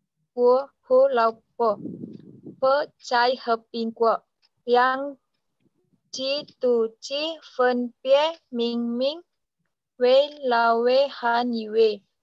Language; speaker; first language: Chinese; non-native, learner; Indonesian